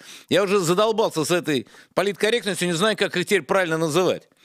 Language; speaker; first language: Russian; native; Russian